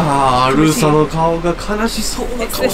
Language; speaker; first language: Japanese; native; Japanese